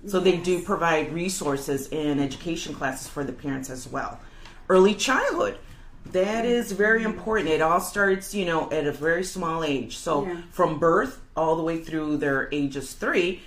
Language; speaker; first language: English; early bilingual, other home language; Spanish